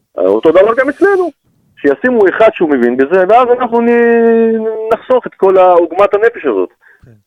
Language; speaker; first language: Hebrew; non-native, fluent; Russian